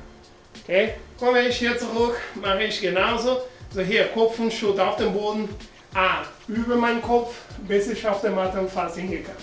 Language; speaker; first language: German; non-native, learner; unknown